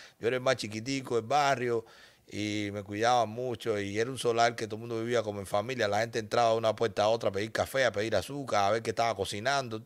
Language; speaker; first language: Spanish; native; Spanish